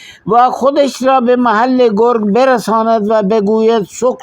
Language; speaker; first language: Persian; non-native, fluent; Urdu